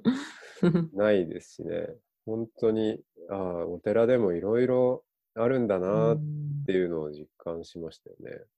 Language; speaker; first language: Japanese; native; Japanese